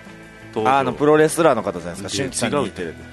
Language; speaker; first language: Japanese; native; Japanese